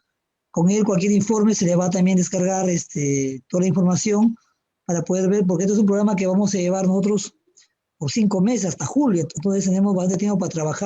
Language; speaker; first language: Spanish; native; Spanish